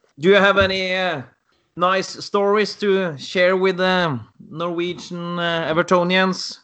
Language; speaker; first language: English; non-native, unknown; Norwegian